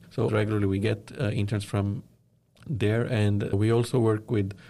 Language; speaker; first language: English; non-native, fluent; Arabic